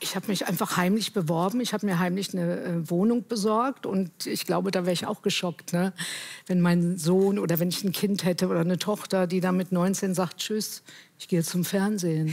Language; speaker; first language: German; native; German